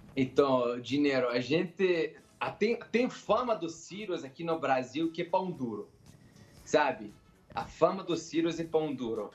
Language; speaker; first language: Portuguese; non-native, fluent; Arabic